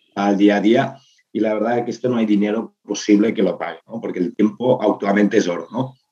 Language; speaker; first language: Spanish; native; Spanish